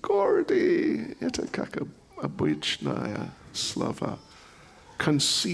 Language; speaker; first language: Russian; non-native, learner; English